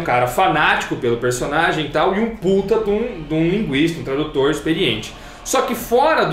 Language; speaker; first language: Portuguese; native; Portuguese